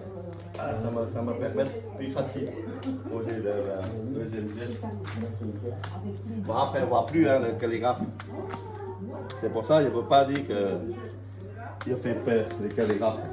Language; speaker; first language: French; non-native, fluent; Vietnamese